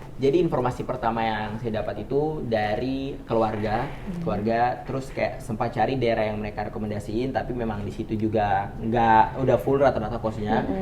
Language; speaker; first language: Indonesian; native; Indonesian